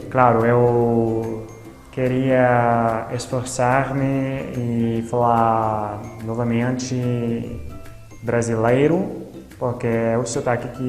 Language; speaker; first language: Portuguese; non-native, fluent; Italian